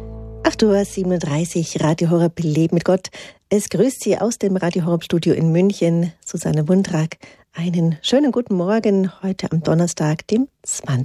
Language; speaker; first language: German; native; German